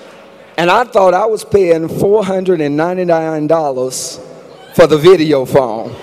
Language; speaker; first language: English; native; English